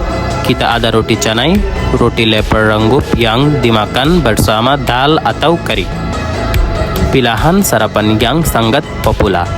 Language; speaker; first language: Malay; non-native, learner; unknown